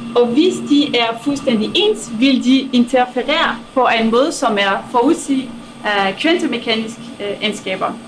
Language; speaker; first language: Danish; non-native, fluent; French